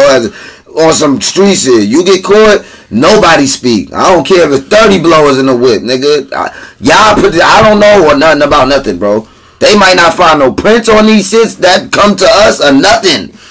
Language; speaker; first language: English; native; English